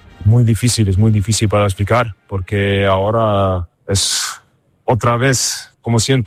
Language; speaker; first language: Spanish; non-native, learner; German